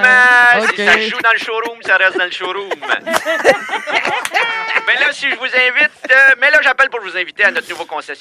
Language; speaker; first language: French; native; French